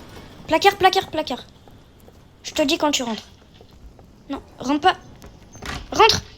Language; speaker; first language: French; native; French